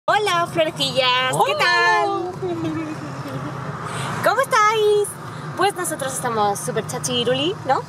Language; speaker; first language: Spanish; native; Spanish